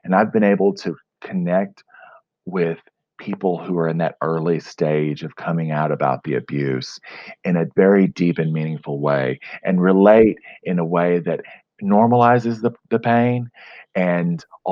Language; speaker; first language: English; native; English